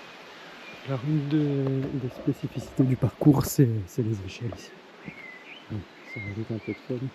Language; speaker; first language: French; native; French